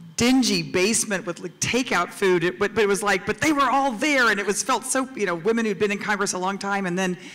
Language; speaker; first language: English; native; English